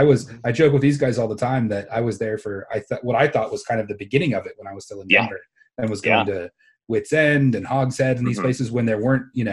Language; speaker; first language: English; native; English